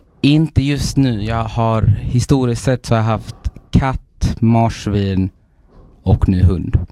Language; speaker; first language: Swedish; native; Swedish